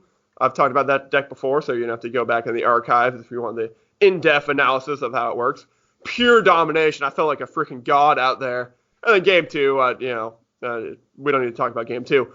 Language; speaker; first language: English; native; English